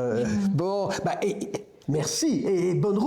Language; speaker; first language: French; native; French